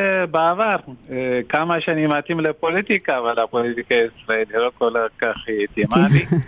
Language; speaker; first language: Hebrew; non-native, fluent; Amharic